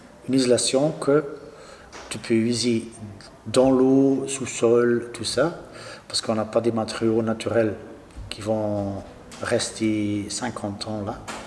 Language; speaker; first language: French; non-native, local second language; Dutch